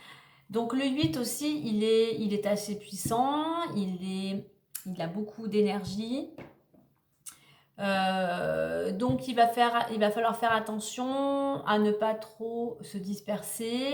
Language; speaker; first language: French; native; French